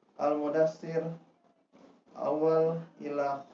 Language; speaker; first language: Arabic; non-native, learner; Indonesian